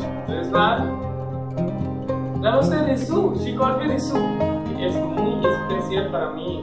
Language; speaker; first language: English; non-native, local second language; Hindi